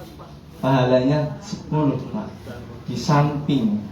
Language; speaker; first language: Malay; non-native, local second language; Javanese